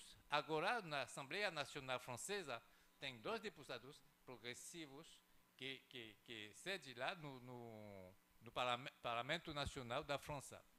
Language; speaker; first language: Portuguese; non-native, fluent; French